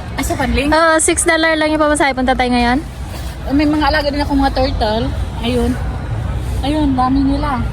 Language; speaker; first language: Filipino; native; Filipino